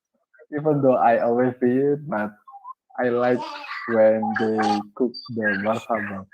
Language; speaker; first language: English; non-native, learner; Indonesian